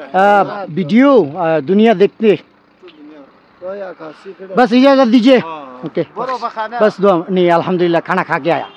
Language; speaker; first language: Hindi; non-native, learner; Bangla